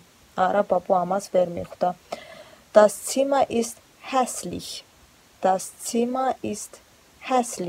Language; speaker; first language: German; non-native, fluent; Georgian